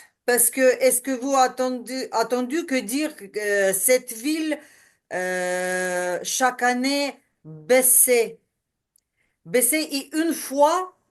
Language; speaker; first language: French; non-native, learner; Ukrainian